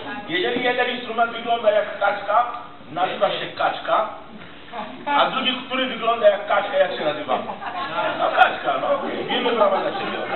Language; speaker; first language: Polish; non-native, fluent; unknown